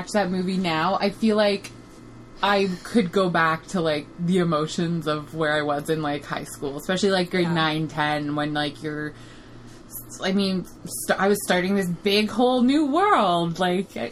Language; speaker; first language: English; native; English